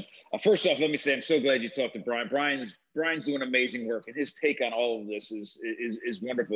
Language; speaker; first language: English; native; English